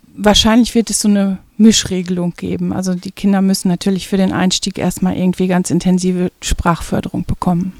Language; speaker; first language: German; native; German